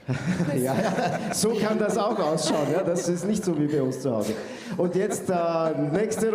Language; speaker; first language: German; native; German